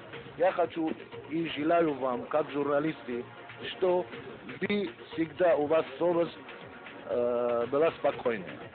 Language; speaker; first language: Russian; non-native, learner; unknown